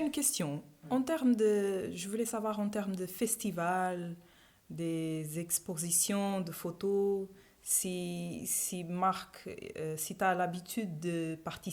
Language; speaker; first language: French; non-native, fluent; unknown